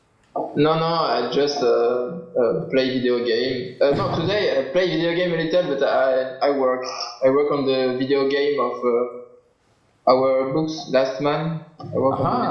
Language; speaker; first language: English; non-native, learner; French